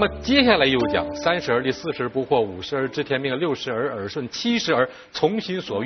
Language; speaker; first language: Chinese; native; Chinese